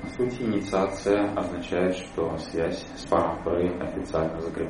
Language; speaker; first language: Russian; native; Russian